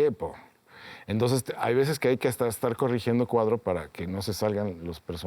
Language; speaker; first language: Spanish; native; Spanish